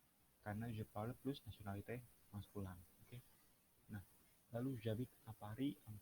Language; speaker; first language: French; non-native, fluent; Indonesian